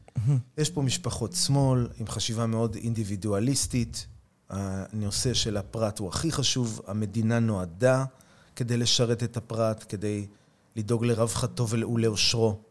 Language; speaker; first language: Hebrew; native; Hebrew